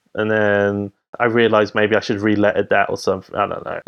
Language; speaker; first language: English; native; English